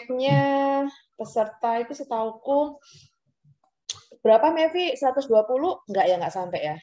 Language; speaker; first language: Indonesian; native; Indonesian